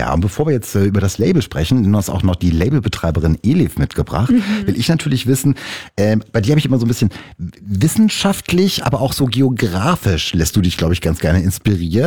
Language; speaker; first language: German; native; German